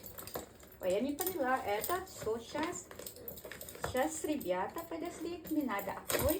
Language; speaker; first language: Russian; non-native, learner; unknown